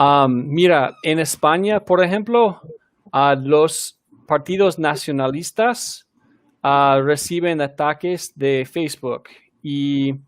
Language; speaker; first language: Spanish; non-native, fluent; English